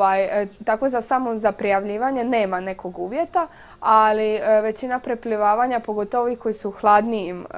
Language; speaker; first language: Croatian; native; Croatian